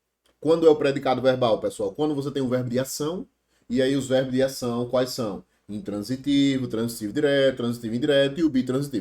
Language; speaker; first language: Portuguese; native; Portuguese